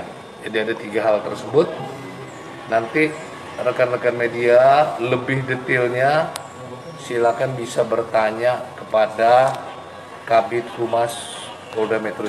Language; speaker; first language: Indonesian; native; Indonesian